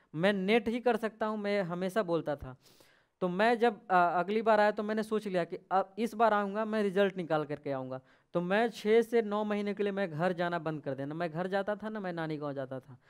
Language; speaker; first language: Hindi; native; Hindi